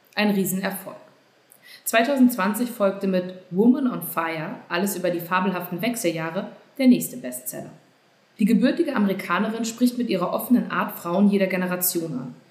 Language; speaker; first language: German; native; German